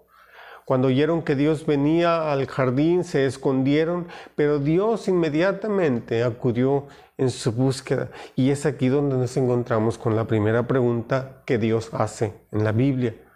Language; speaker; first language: Spanish; native; Spanish